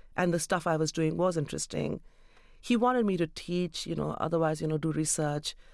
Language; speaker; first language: English; non-native, local second language; Urdu